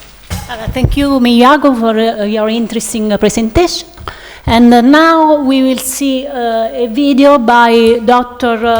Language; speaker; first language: English; non-native, learner; Italian